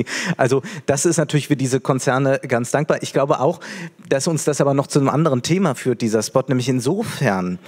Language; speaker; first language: German; native; German